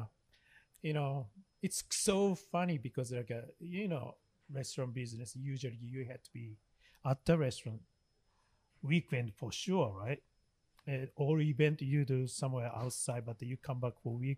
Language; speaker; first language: English; non-native, learner; Japanese